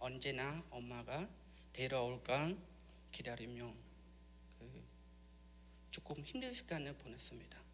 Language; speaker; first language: Korean; non-native, learner; Khmer